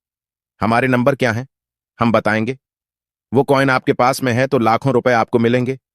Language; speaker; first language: Hindi; native; Hindi